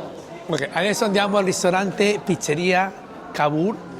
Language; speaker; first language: Italian; non-native, fluent; Spanish